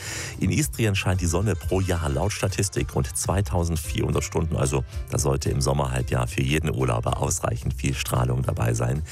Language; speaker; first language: German; native; German